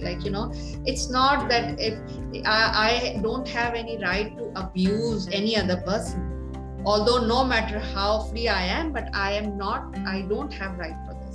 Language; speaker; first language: English; non-native, local second language; Urdu